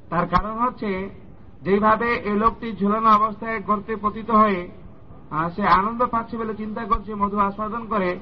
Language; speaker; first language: Bangla; non-native, fluent; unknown